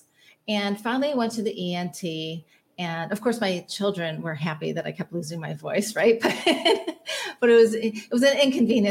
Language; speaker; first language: English; native; English